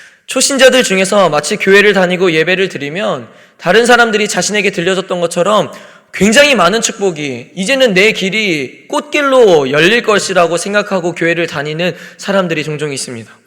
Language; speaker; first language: Korean; native; Korean